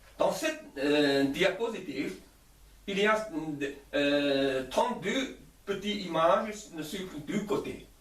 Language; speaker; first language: French; non-native, learner; Chinese